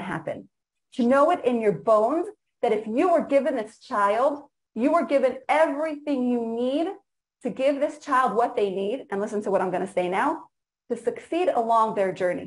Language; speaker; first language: English; non-native, fluent; Hebrew